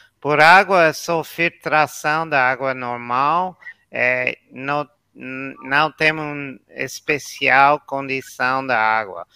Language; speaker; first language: Portuguese; non-native, learner; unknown